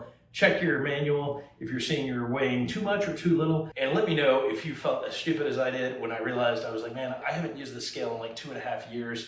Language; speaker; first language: English; native; English